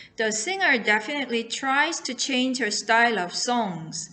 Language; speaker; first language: English; non-native, fluent; Korean